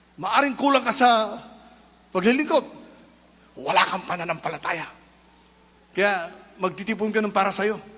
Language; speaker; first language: Filipino; non-native, local second language; Iloko